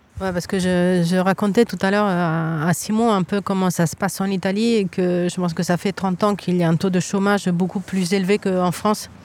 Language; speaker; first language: French; native; French